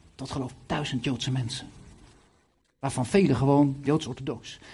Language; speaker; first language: Dutch; native; Dutch